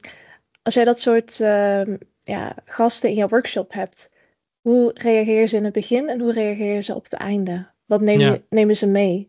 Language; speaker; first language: Dutch; native; Dutch